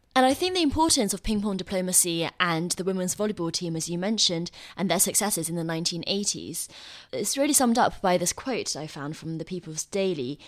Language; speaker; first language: English; non-native, fluent; Chinese